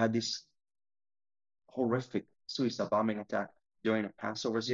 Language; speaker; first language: English; non-native, fluent; Hebrew